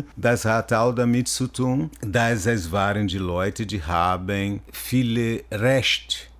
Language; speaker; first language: German; non-native, learner; Portuguese